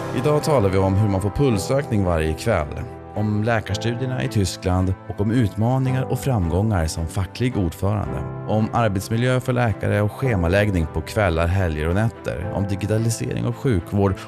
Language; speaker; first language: Swedish; native; Swedish